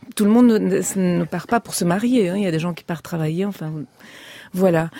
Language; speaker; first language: French; early bilingual, other home language; Romanian